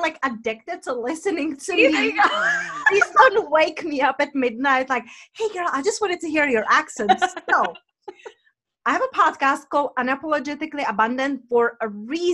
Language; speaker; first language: English; non-native, fluent; Czech